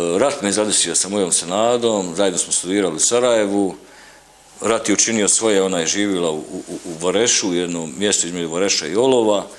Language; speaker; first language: Bosnian; native; Bosnian